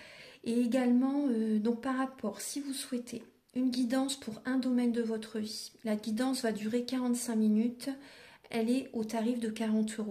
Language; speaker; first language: French; native; French